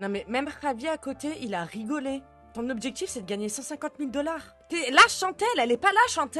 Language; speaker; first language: French; native; French